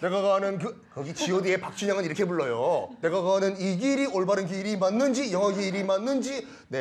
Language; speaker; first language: Korean; native; Korean